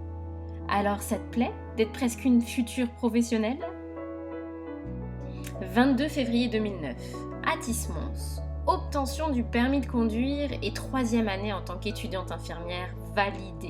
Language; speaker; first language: French; native; French